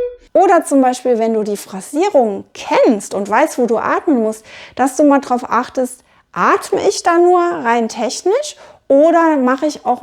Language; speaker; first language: German; native; German